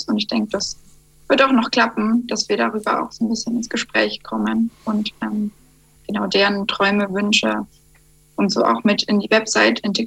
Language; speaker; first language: German; native; German